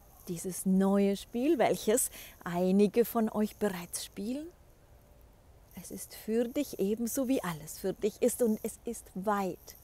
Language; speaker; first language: German; native; German